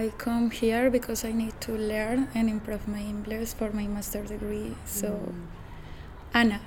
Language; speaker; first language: English; non-native, learner; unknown